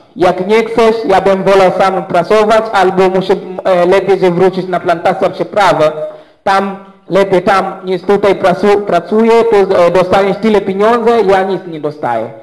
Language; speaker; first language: Polish; non-native, learner; Swahili